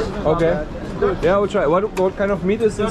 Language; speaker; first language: English; non-native, fluent; German